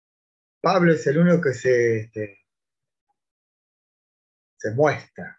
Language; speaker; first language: Spanish; native; Spanish